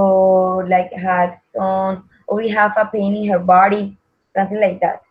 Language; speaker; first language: English; non-native, learner; Spanish